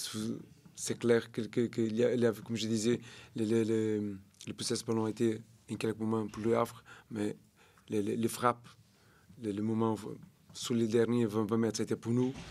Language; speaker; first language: French; non-native, learner; Portuguese